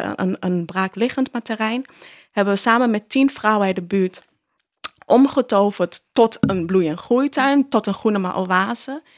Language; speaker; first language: Dutch; early bilingual, other home language; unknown